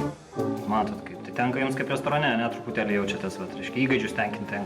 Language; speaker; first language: Lithuanian; native; Lithuanian